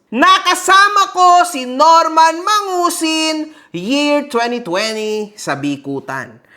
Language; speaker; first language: Filipino; early bilingual, heritage; Filipino